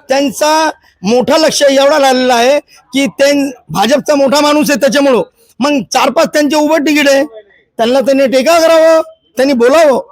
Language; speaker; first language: Marathi; non-native, local second language; Urdu